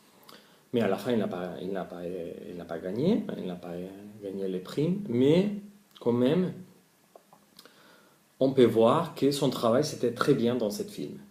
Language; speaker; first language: French; non-native, learner; Spanish